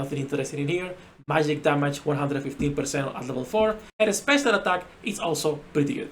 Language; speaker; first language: English; non-native, fluent; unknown